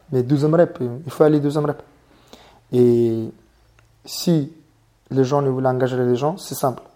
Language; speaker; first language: French; non-native, learner; Mongolian